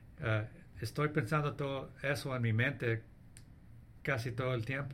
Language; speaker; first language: Spanish; early bilingual, heritage; English